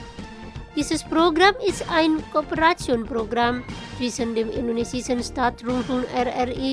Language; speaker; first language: German; non-native, fluent; Indonesian